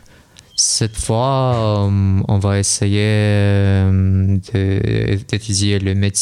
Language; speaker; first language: French; non-native, learner; Russian